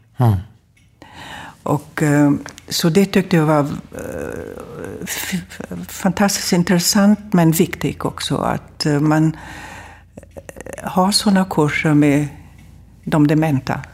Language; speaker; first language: Swedish; non-native, fluent; German